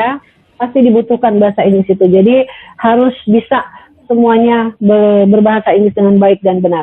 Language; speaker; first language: Indonesian; native; Indonesian